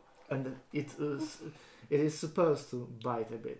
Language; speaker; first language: English; non-native, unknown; Polish